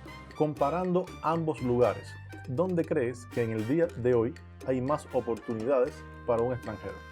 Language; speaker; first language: Spanish; native; Spanish